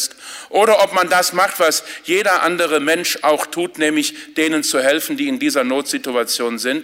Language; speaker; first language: German; native; German